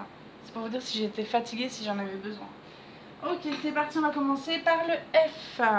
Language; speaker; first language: French; native; French